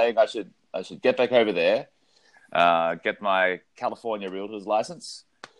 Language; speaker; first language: English; native; English